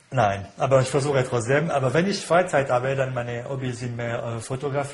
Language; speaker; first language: German; non-native, fluent; French